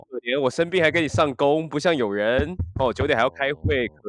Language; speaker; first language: Chinese; native; Chinese